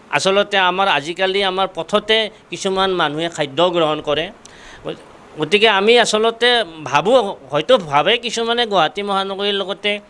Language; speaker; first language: Assamese; native; Assamese